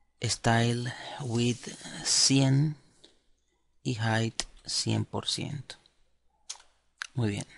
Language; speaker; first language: Spanish; native; Spanish